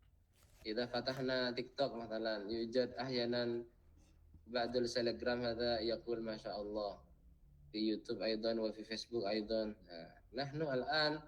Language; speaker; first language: Arabic; non-native, fluent; Indonesian